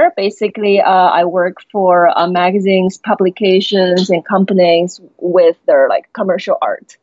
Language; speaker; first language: English; non-native, fluent; Chinese